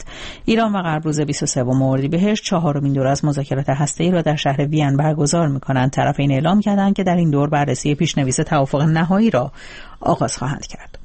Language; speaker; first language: Persian; native; Persian